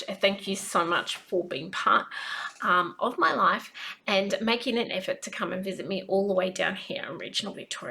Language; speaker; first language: English; native; English